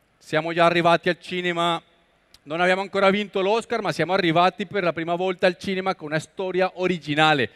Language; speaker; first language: Italian; non-native, learner; Spanish